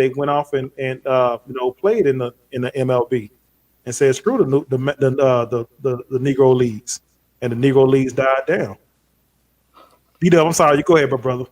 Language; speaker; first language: English; native; English